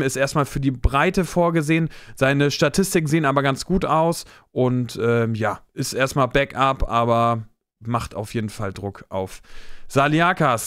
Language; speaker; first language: German; native; German